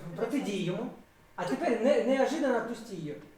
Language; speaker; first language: Ukrainian; native; Ukrainian